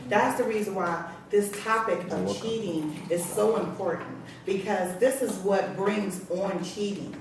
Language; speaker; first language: English; native; English